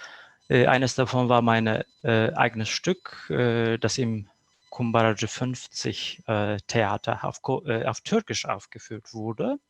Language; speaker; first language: German; non-native, fluent; Kurdish